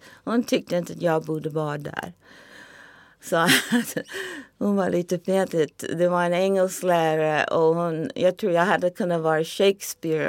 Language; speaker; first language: Swedish; non-native, fluent; English